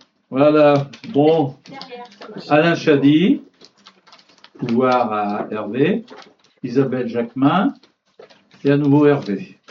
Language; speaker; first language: French; native; French